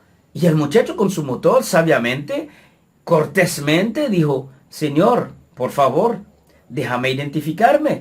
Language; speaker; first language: Spanish; non-native, fluent; Haitian Creole